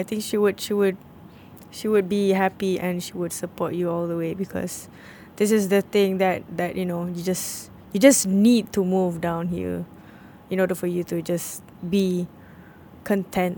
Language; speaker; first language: English; non-native, local second language; Malay